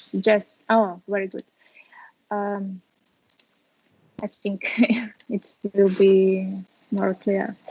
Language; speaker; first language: English; non-native, fluent; Russian